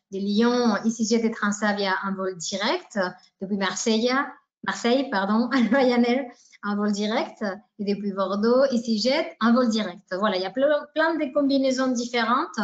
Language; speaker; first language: French; native; French